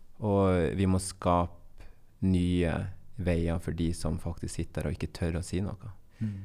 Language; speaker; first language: Norwegian; native; Norwegian